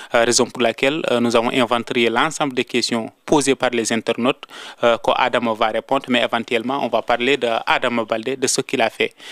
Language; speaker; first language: French; non-native, local second language; Wolof